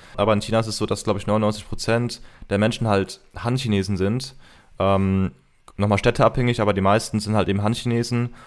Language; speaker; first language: German; early bilingual, heritage; German